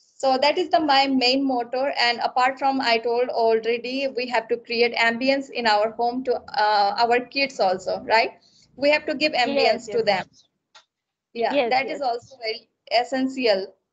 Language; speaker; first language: English; non-native, local second language; Assamese